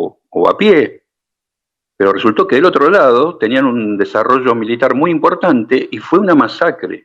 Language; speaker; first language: Spanish; native; Spanish